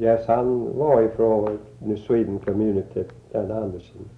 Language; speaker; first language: Swedish; early bilingual, heritage; Swedish